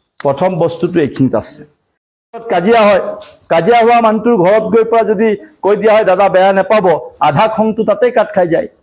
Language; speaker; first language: Assamese; non-native, local second language; Marwari